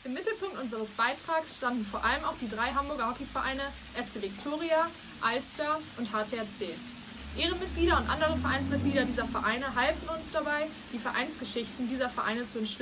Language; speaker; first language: German; native; German